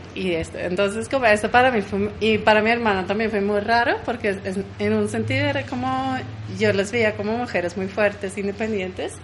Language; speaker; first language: Spanish; non-native, fluent; Swedish